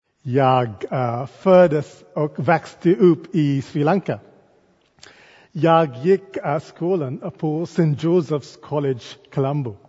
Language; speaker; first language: Swedish; non-native, fluent; English